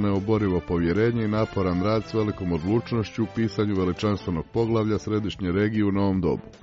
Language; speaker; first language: Serbian; native; Serbian